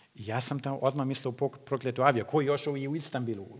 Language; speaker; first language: Bosnian; non-native, learner; German